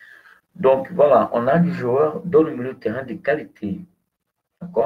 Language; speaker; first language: French; non-native, fluent; Portuguese